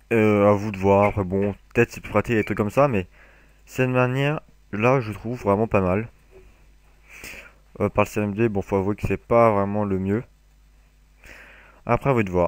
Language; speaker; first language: French; native; French